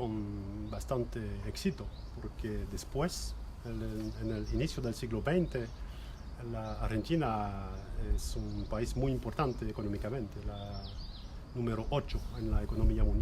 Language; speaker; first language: Spanish; non-native, fluent; French